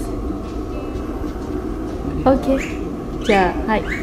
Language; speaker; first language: English; non-native, learner; Japanese